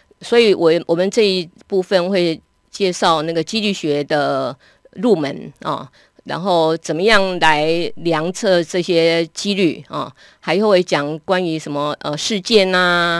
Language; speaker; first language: Chinese; native; Chinese